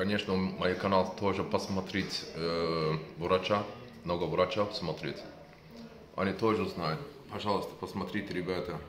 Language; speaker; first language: Russian; non-native, learner; Turkish